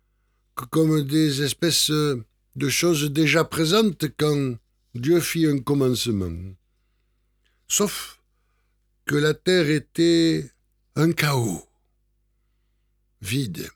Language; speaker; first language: French; native; French